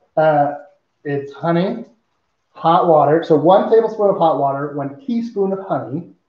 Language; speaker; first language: English; native; English